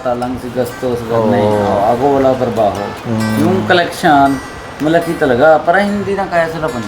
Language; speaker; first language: Filipino; non-native, learner; Punjabi